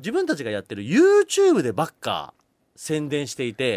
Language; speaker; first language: Japanese; native; Japanese